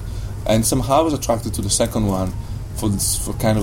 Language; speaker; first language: English; non-native, fluent; Italian